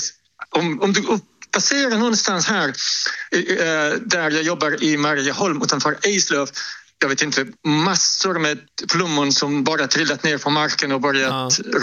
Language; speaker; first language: Swedish; non-native, fluent; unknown